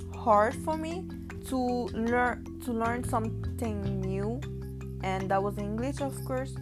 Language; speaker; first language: English; non-native, learner; Haitian Creole